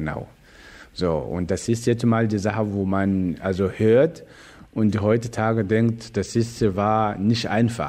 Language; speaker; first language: German; non-native, fluent; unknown